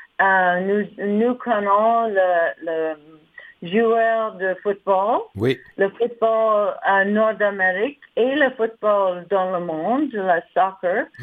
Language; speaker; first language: French; non-native, learner; English